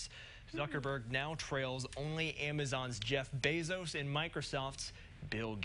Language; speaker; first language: English; native; English